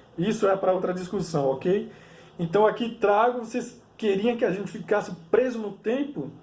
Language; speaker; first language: Portuguese; non-native, local second language; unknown